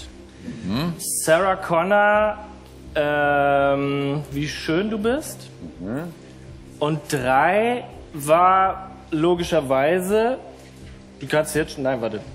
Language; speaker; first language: German; native; German